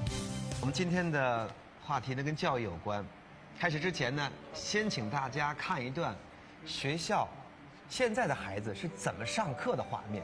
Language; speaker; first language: Chinese; native; Chinese